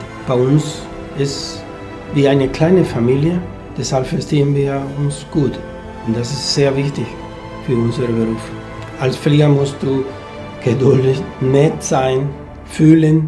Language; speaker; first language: German; non-native, fluent; Spanish